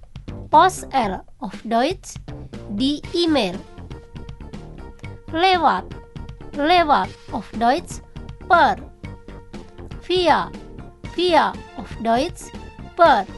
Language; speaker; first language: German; non-native, fluent; Indonesian